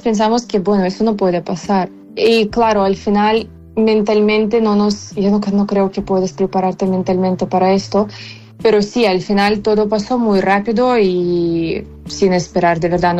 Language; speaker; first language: Spanish; non-native, fluent; Ukrainian